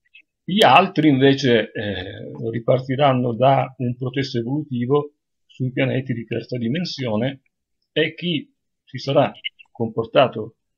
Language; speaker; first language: Italian; native; Italian